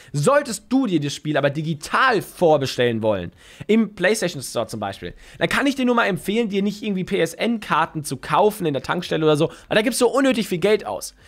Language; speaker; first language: German; native; German